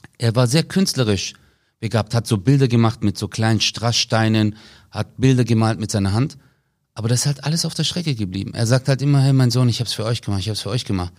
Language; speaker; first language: German; early bilingual, other home language; Turkish